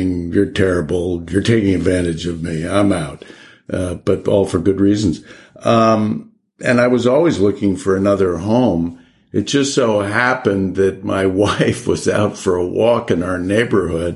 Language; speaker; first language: English; native; English